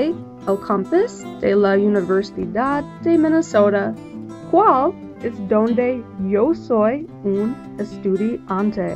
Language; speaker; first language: Spanish; non-native, learner; English